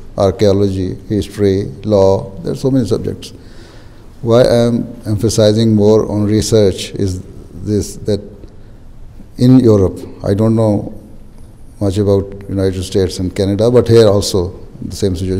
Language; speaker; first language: English; non-native, local second language; Urdu